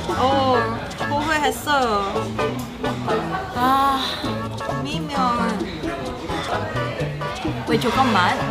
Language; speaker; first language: Korean; non-native, learner; Cantonese